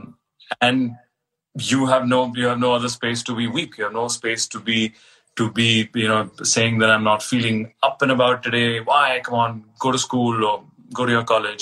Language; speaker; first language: English; non-native, local second language; Hindi